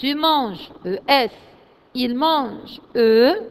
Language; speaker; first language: French; non-native, fluent; Arabic